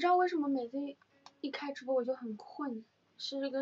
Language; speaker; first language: Chinese; native; Chinese